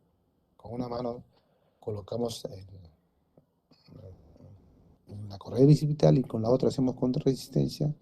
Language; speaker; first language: Spanish; native; Spanish